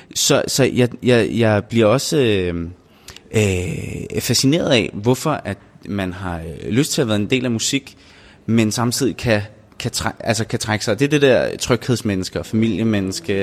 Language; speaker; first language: Danish; native; Danish